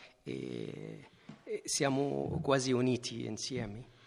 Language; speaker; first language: Italian; non-native, learner; Arabic